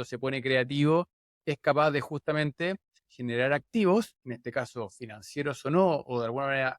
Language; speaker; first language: Spanish; native; Spanish